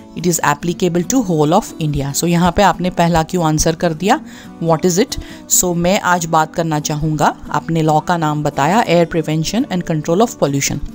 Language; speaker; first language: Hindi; non-native, local second language; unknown